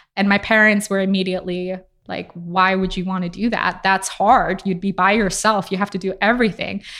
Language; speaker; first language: English; native; English